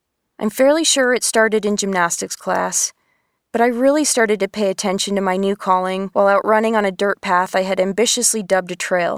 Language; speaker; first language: English; native; English